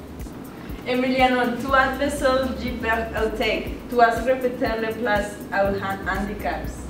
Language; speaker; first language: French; non-native, learner; Spanish